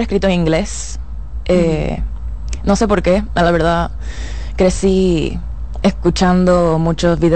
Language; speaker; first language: Spanish; native; Spanish